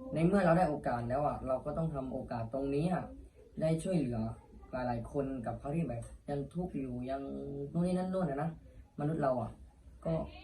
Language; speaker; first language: Thai; native; Thai